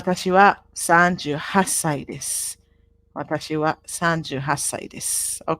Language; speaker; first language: Japanese; non-native, fluent; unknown